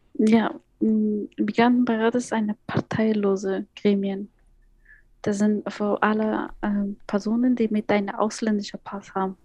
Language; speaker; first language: German; non-native, fluent; Persian